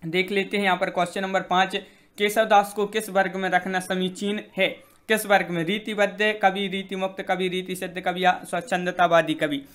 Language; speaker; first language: Hindi; native; Hindi